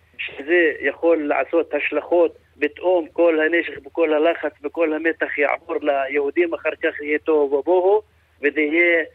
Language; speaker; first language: Hebrew; non-native, local second language; Arabic